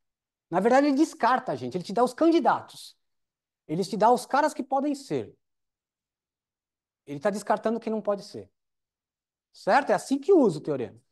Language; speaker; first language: Portuguese; native; Portuguese